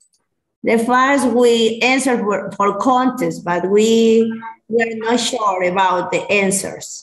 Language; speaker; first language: English; non-native, learner; Spanish